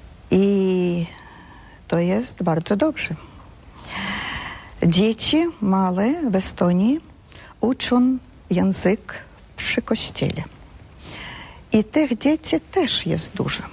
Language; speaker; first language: Polish; early bilingual, heritage; Polish